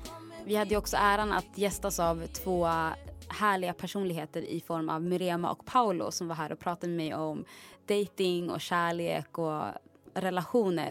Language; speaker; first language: Swedish; native; Swedish